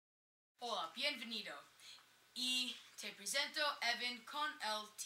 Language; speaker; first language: Spanish; non-native, learner; English